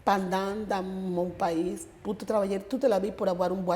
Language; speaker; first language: French; non-native, fluent; Spanish